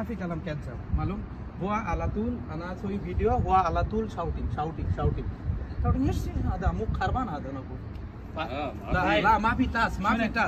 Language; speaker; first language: Arabic; non-native, learner; Bangla